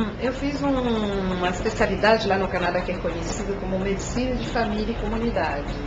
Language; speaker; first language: Portuguese; non-native, fluent; French